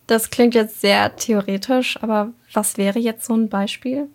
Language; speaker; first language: German; native; German